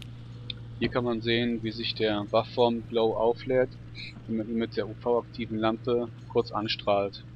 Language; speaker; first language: German; native; German